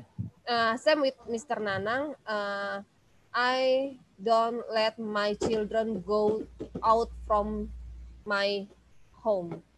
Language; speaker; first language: English; non-native, learner; Indonesian